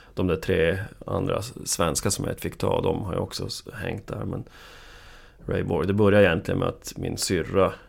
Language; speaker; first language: Swedish; native; Swedish